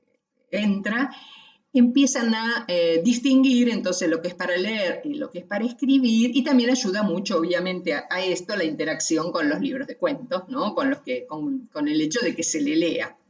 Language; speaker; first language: Spanish; native; Spanish